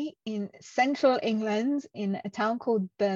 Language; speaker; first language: English; non-native, local second language; Punjabi